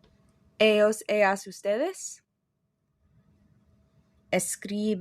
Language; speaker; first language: Spanish; non-native, fluent; English